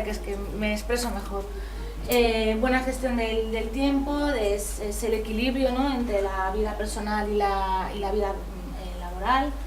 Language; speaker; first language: Spanish; native; Spanish